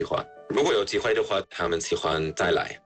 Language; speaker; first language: Chinese; non-native, fluent; German